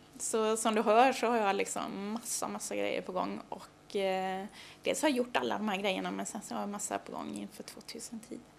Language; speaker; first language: Swedish; native; Swedish